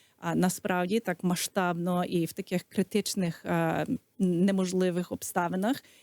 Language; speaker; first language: Ukrainian; early bilingual, heritage; Ukrainian